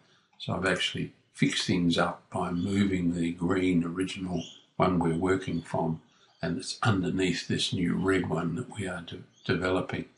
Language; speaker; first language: English; native; English